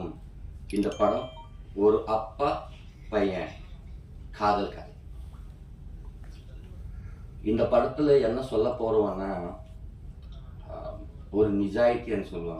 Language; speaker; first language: Tamil; non-native, learner; Telugu